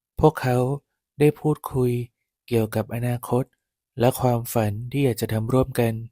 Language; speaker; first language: Thai; native; Thai